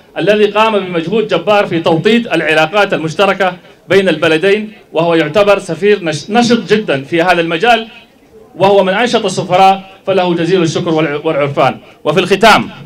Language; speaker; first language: Arabic; non-native, local second language; Somali